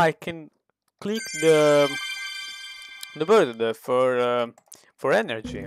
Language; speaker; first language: English; non-native, learner; Italian